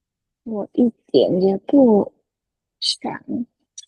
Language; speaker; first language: Chinese; non-native, learner; Vietnamese